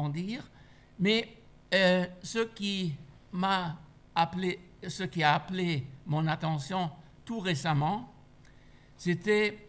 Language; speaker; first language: French; non-native, fluent; German